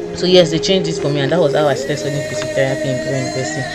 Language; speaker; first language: English; non-native, local second language; Yoruba